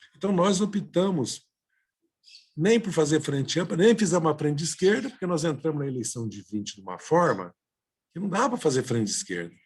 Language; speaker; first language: Portuguese; native; Portuguese